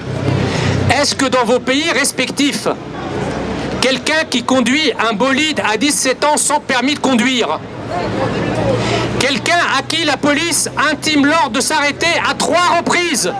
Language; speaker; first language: French; early bilingual, other home language; Arabic